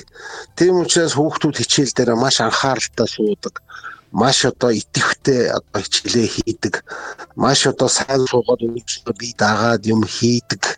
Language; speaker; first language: Mongolian; native; Mongolian